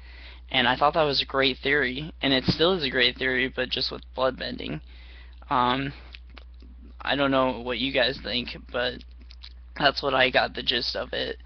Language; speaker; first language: English; native; English